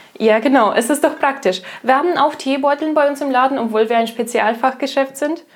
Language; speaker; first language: German; non-native, fluent; Russian